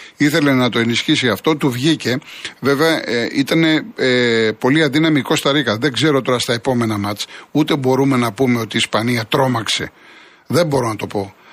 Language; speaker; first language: Greek; native; Greek